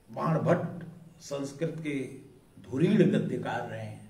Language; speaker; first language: Hindi; native; Hindi